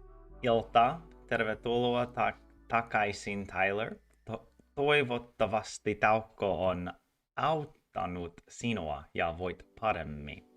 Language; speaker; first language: Finnish; non-native, learner; English